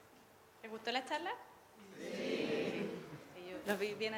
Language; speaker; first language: Spanish; native; Spanish